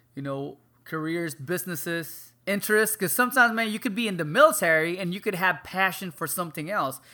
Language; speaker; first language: English; non-native, local second language; Filipino